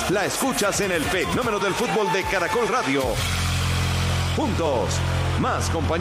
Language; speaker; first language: Spanish; native; Spanish